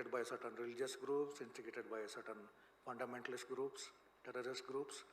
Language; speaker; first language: English; non-native, local second language; Kannada